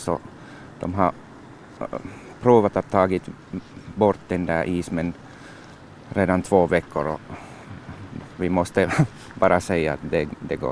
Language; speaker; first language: Swedish; non-native, learner; Finnish